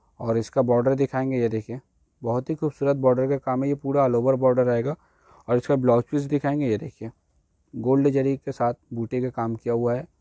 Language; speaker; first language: Hindi; native; Hindi